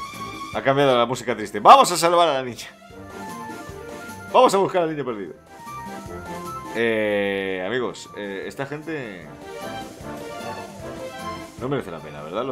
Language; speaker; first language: Spanish; native; Spanish